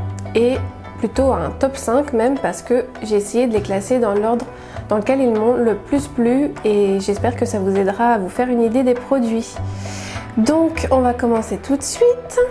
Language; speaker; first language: French; native; French